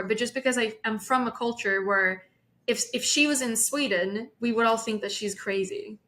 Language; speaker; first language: English; non-native, fluent; Swedish